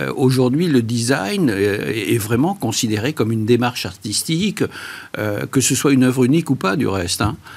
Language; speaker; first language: French; native; French